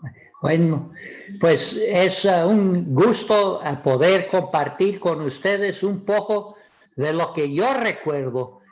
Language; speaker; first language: Spanish; non-native, fluent; English